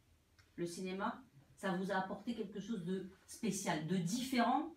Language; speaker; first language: French; native; French